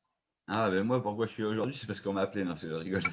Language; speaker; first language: French; native; French